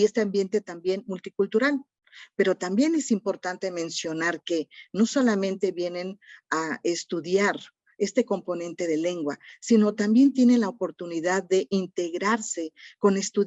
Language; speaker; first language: Spanish; native; Spanish